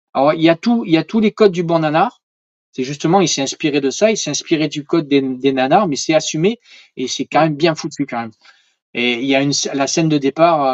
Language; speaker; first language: French; native; French